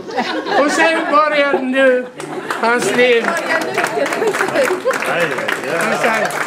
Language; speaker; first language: Swedish; non-native, fluent; Arabic